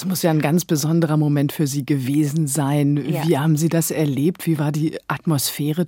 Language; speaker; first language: German; native; German